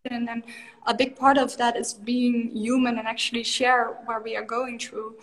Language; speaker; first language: English; non-native, fluent; Dutch